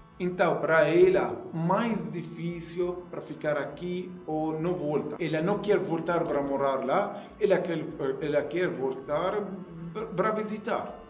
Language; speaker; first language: Portuguese; non-native, learner; Arabic